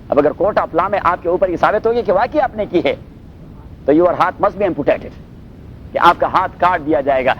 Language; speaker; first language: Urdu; non-native, local second language; Pashto